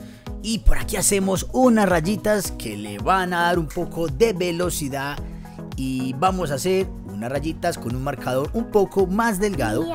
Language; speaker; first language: Spanish; native; Spanish